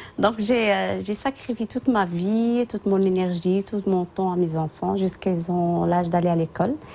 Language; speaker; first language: French; non-native, local second language; Tachelhit